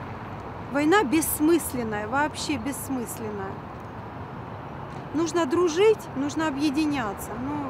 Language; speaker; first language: Russian; native; Russian